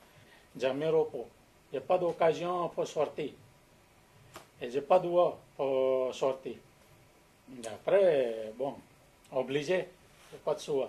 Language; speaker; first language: French; non-native, learner; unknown